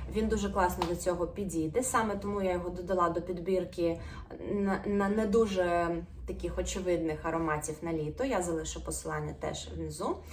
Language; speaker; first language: Ukrainian; non-native, local second language; Russian